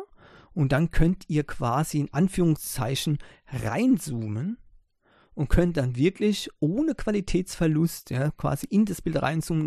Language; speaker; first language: German; native; German